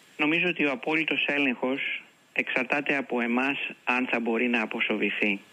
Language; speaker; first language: Greek; native; Greek